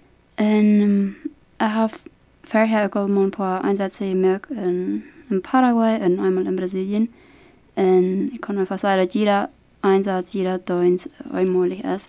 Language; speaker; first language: German; non-native, local second language; Plautdietsch